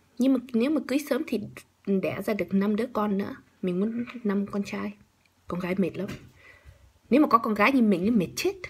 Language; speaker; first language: Vietnamese; early bilingual, heritage; Vietnamese